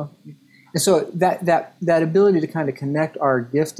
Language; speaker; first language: English; native; English